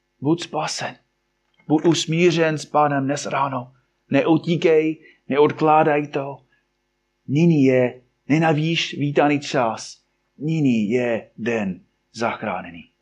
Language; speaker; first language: Czech; non-native, fluent; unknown